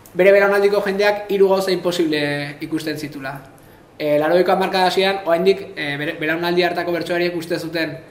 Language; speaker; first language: Basque; native; Basque